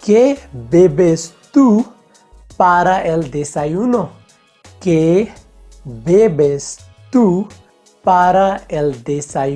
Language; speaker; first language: Spanish; non-native, fluent; Hindi